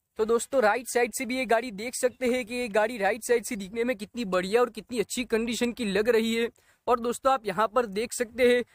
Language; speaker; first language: Hindi; non-native, local second language; Gujarati